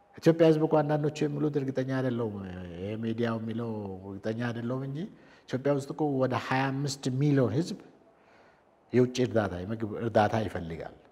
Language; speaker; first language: Amharic; non-native, local second language; Oromo